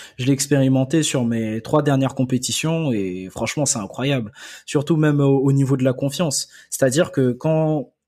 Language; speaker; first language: French; early bilingual, other home language; Akan